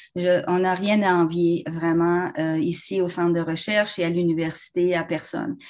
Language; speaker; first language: French; native; French